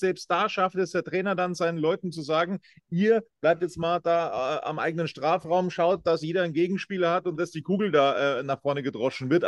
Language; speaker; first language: German; native; German